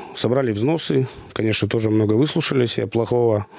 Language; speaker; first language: Russian; native; Russian